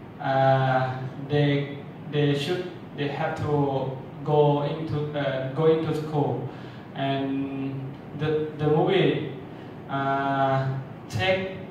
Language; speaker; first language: English; non-native, learner; Thai